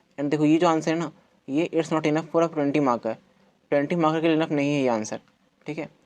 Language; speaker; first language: Hindi; native; Hindi